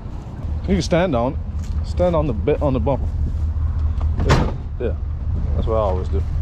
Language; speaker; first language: English; native; English